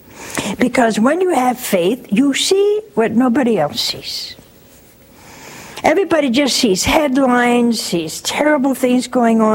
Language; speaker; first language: English; native; English